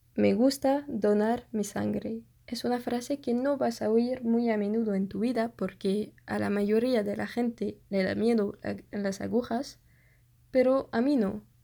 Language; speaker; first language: Spanish; non-native, fluent; French